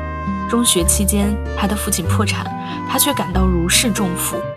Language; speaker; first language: Chinese; native; Chinese